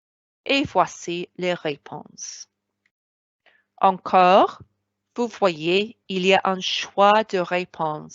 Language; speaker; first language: French; non-native, fluent; Welsh